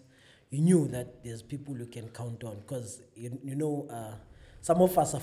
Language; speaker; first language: English; non-native, local second language; Zulu